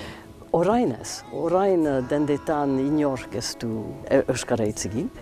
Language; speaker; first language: Basque; non-native, local second language; English